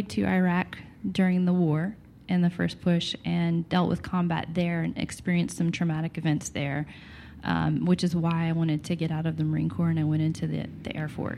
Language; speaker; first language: English; native; English